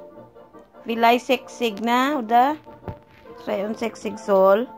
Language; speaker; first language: German; non-native, learner; Filipino